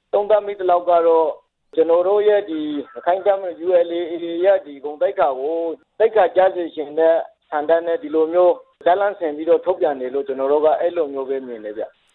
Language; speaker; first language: Burmese; native; Burmese